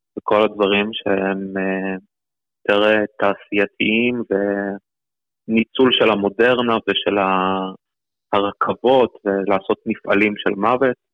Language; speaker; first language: Hebrew; early bilingual, other home language; Russian